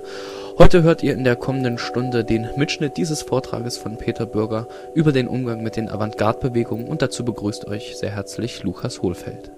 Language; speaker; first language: German; native; German